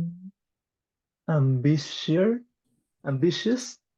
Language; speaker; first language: English; non-native, learner; Spanish